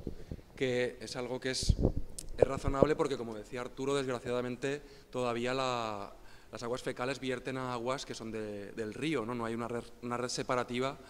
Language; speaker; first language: Spanish; native; Spanish